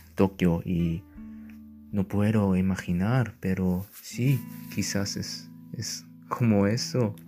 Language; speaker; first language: Spanish; non-native, learner; German